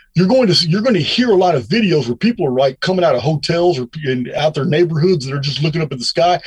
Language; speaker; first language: English; native; English